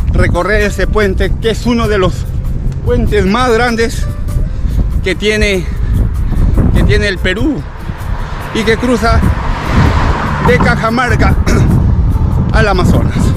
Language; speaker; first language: Spanish; native; Spanish